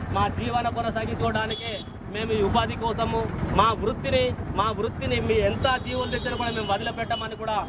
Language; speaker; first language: Telugu; non-native, local second language; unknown